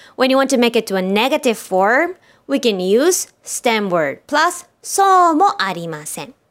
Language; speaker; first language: English; non-native, fluent; Japanese